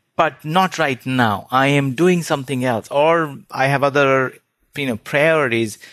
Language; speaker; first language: English; non-native, local second language; Hindi